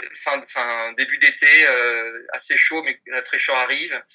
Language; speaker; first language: French; native; French